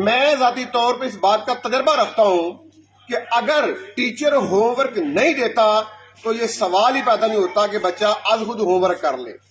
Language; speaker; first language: Urdu; non-native, local second language; Punjabi